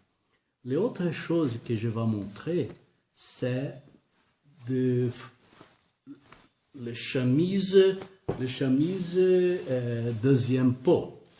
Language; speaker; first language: French; non-native, learner; Portuguese